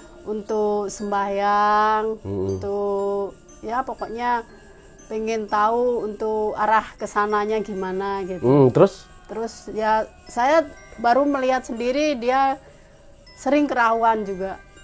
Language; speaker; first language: Indonesian; non-native, local second language; Javanese